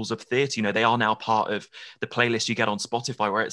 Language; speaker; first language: English; native; English